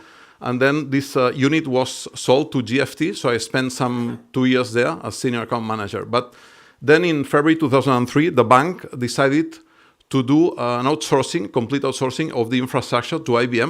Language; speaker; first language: English; non-native, fluent; Catalan